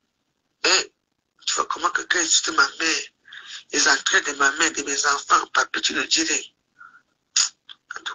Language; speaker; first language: French; native; French